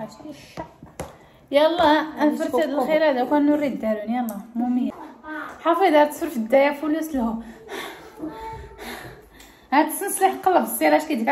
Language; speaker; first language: Arabic; native; Arabic